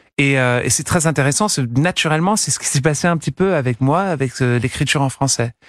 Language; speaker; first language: French; non-native, fluent; English